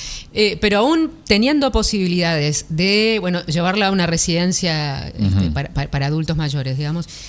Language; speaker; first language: Spanish; native; Spanish